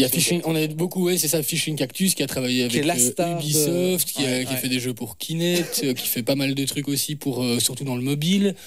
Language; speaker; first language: French; native; French